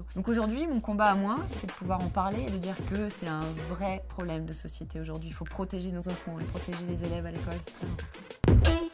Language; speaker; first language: French; native; French